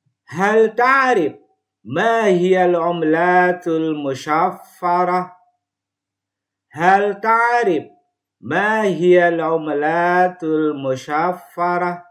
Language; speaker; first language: Arabic; non-native, fluent; Indonesian